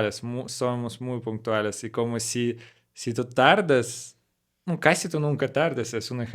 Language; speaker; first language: Spanish; non-native, learner; Russian